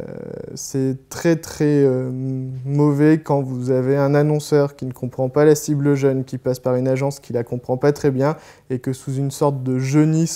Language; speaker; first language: French; native; French